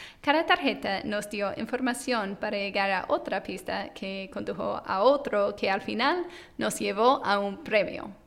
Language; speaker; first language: Spanish; non-native, fluent; English